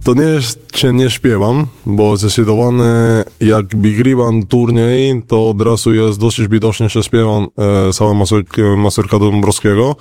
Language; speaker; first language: Polish; non-native, learner; Spanish